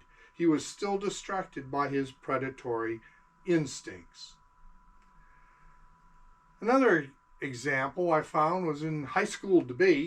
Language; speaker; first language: English; native; English